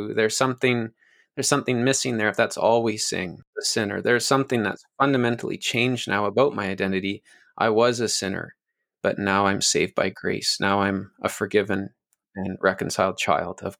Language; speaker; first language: English; native; English